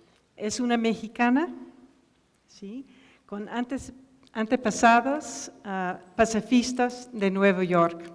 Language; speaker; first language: Spanish; non-native, fluent; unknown